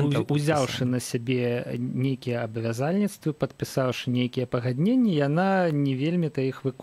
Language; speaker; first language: Belarusian; native; Belarusian